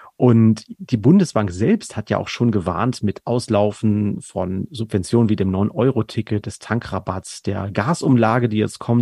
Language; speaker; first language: German; native; German